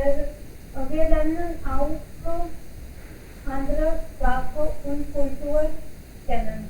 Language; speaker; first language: German; non-native, learner; Hindi